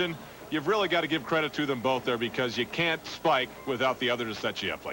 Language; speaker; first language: English; native; English